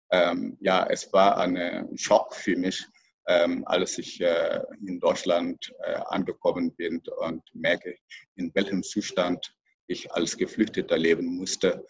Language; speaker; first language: German; non-native, fluent; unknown